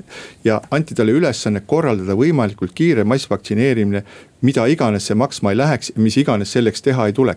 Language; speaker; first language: Estonian; native; Estonian